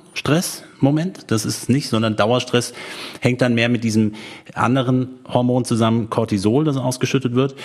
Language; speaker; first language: German; native; German